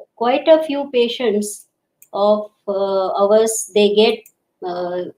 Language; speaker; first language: English; non-native, local second language; Gujarati